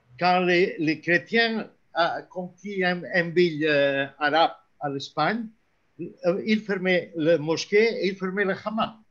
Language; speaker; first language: French; non-native, fluent; Spanish